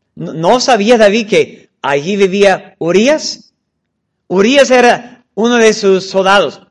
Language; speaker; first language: Spanish; non-native, fluent; English